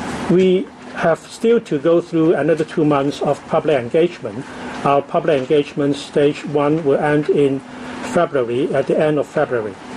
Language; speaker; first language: English; non-native, local second language; Cantonese